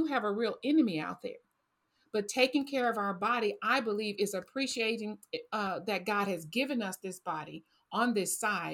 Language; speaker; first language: English; native; English